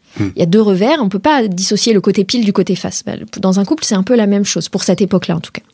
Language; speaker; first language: French; native; French